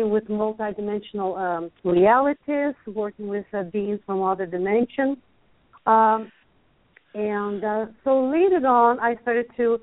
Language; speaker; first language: English; non-native, fluent; Portuguese